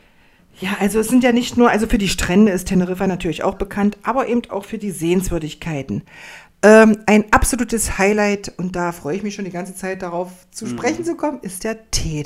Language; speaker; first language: German; native; German